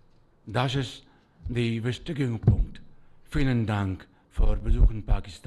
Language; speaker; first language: German; non-native, learner; Urdu